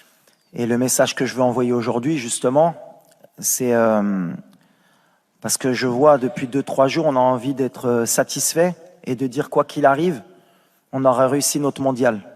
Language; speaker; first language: French; native; French